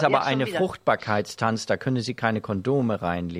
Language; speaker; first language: German; native; German